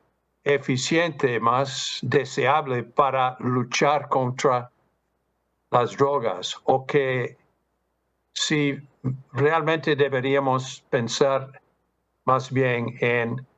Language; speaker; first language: Spanish; non-native, fluent; English